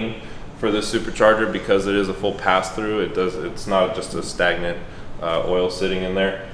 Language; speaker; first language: English; native; English